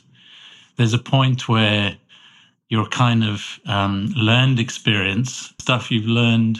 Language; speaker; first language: English; native; English